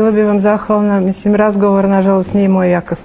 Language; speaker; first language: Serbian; non-native, fluent; Russian